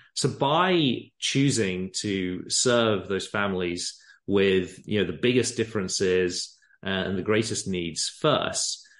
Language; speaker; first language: English; native; English